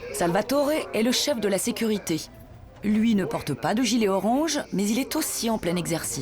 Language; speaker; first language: French; native; French